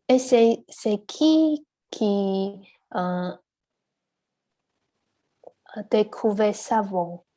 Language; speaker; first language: French; non-native, learner; Chinese